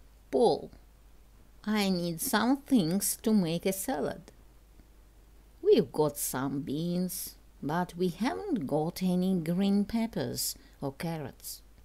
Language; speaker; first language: English; non-native, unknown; Russian